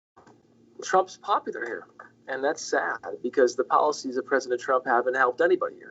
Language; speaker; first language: English; native; English